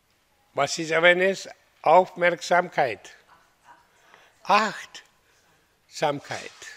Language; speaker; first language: German; non-native, learner; Hindi